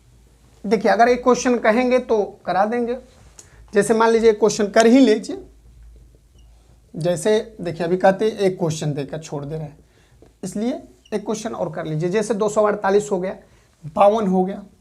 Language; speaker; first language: Hindi; native; Hindi